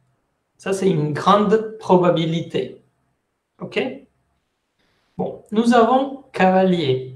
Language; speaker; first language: French; non-native, fluent; Spanish